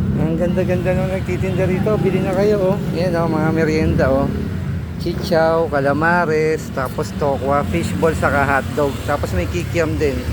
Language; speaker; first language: Filipino; native; Filipino